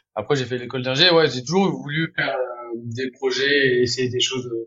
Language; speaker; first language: French; native; French